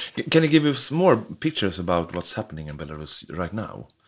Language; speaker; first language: English; non-native, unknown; Swedish